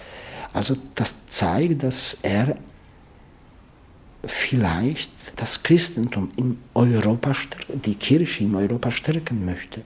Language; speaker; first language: German; non-native, fluent; Polish